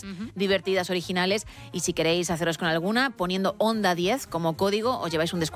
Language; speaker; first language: Spanish; native; Spanish